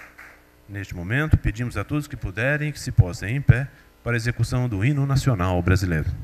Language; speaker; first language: Portuguese; native; Portuguese